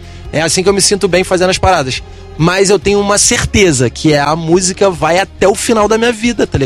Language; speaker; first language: Portuguese; native; Portuguese